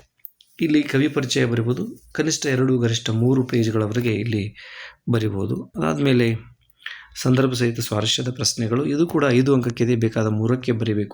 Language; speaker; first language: Kannada; native; Kannada